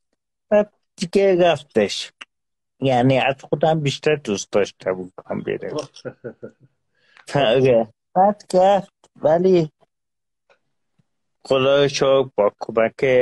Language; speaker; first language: Persian; non-native, local second language; Azerbaijani